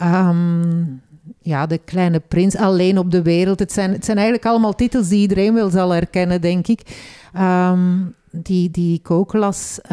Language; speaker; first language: Dutch; native; Dutch